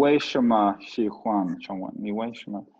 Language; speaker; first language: Chinese; non-native, learner; Swedish